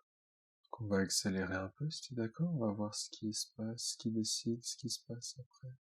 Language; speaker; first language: French; native; French